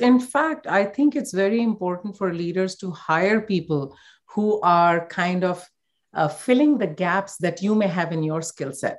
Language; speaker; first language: English; non-native, local second language; Hindi